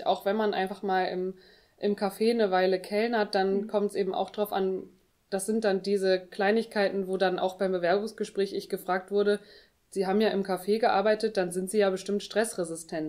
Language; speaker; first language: German; native; German